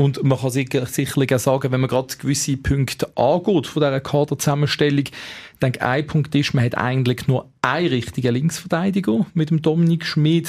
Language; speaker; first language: German; native; German